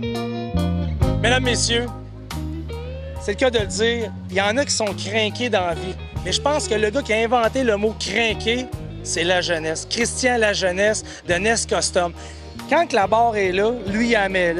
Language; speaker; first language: French; native; French